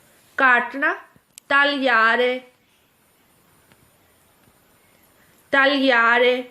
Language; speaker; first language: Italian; non-native, fluent; Urdu